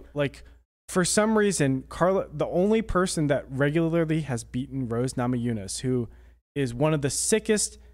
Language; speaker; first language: English; native; English